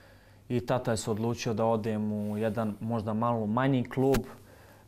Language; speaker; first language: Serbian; early bilingual, heritage; Croatian